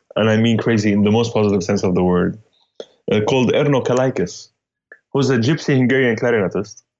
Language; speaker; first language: English; non-native, fluent; Arabic